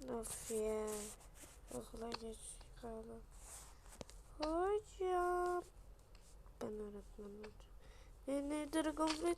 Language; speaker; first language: Turkish; native; Turkish